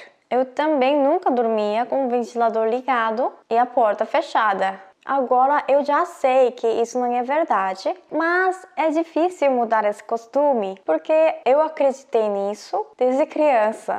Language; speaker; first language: Portuguese; non-native, fluent; Korean